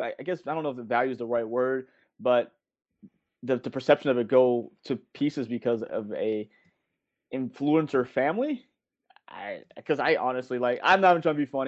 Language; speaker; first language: English; native; English